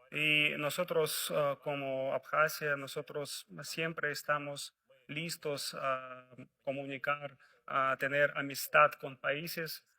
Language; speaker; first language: Spanish; non-native, fluent; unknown